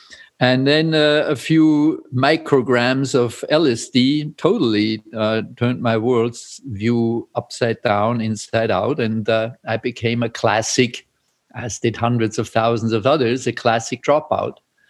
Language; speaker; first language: English; non-native, fluent; German